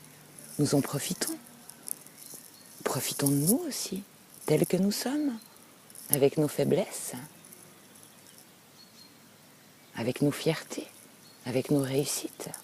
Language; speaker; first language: French; native; French